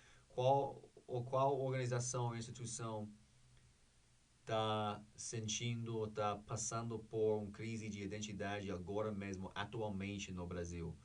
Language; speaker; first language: Portuguese; non-native, learner; English